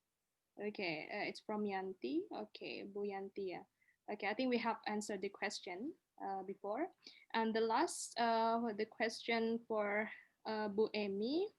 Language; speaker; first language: English; non-native, local second language; Indonesian